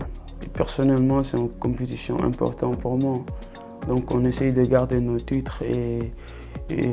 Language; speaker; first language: French; non-native, local second language; Wolof